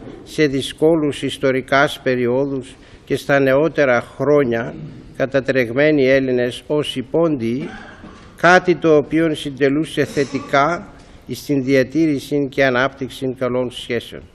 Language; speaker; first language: Greek; native; Greek